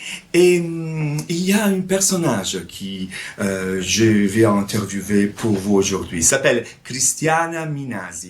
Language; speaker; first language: French; non-native, fluent; Italian